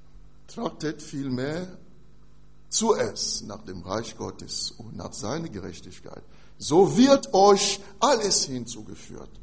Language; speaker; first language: German; non-native, fluent; French